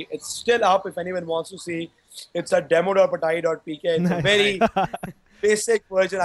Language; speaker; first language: English; non-native, local second language; Urdu